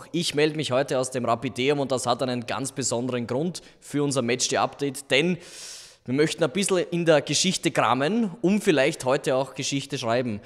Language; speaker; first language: German; native; German